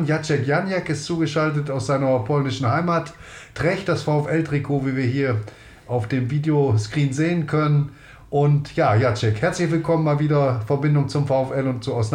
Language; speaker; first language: German; native; German